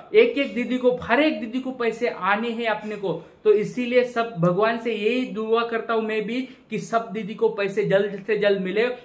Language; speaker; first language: Hindi; non-native, local second language; Marathi